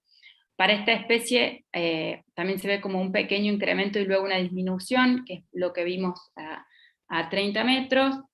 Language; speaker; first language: Spanish; native; Spanish